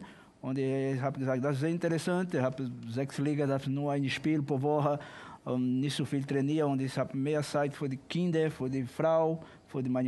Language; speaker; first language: German; non-native, learner; Portuguese